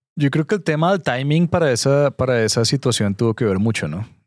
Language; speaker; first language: Spanish; native; Spanish